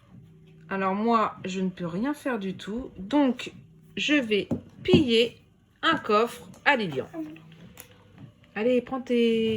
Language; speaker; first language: French; native; French